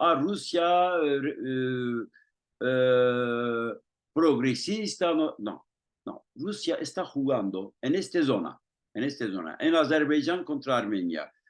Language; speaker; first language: Spanish; non-native, fluent; Turkish